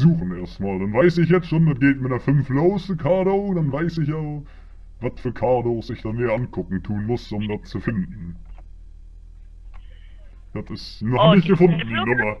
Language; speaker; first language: German; native; German